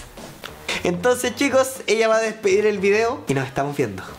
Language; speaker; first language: Spanish; native; Spanish